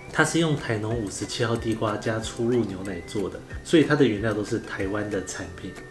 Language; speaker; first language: Chinese; native; Chinese